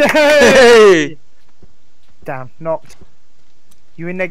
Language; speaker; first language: English; native; English